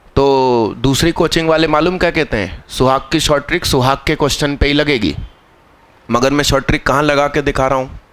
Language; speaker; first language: Hindi; non-native, local second language; Gujarati